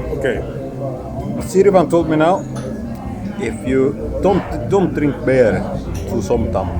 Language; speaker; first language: English; non-native, learner; Swedish